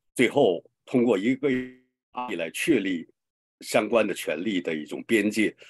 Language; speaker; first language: Chinese; native; Chinese